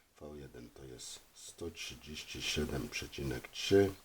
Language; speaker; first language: Polish; non-native, learner; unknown